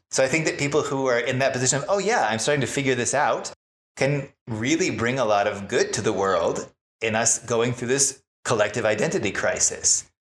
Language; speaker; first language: English; native; English